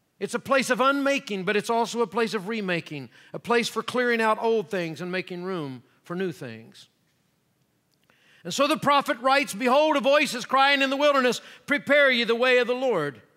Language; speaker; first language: English; native; English